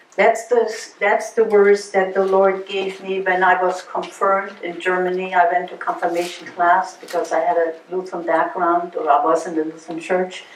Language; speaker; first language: English; early bilingual, other home language; German